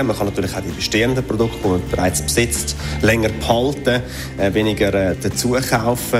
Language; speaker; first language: German; native; German